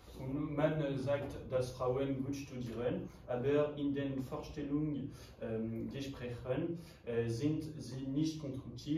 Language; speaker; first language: German; non-native, learner; French